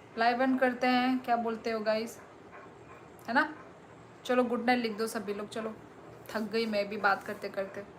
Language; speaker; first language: Hindi; non-native, local second language; Kok Borok